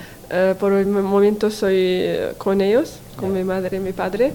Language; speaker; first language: Spanish; non-native, learner; Arabic